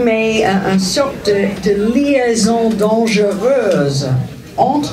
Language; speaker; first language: French; non-native, fluent; English